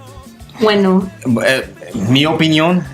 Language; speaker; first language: Spanish; non-native, local second language; English